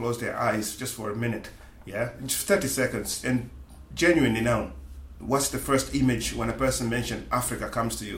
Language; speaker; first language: English; non-native, local second language; Swahili